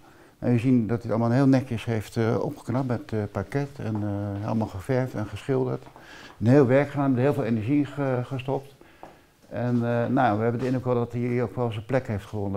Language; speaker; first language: Dutch; native; Dutch